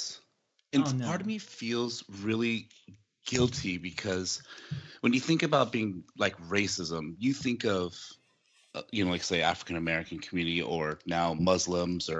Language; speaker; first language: English; early bilingual, other home language; Japanese